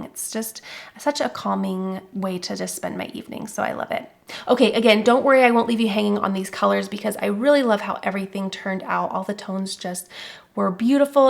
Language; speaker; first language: English; native; English